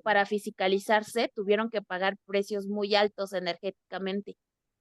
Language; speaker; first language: Spanish; native; Spanish